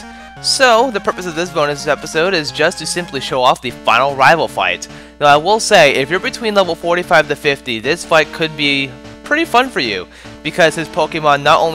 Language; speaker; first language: English; native; English